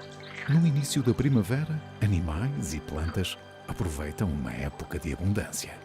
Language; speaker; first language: Portuguese; native; Portuguese